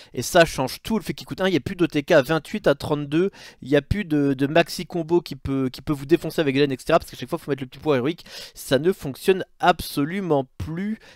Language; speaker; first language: French; native; French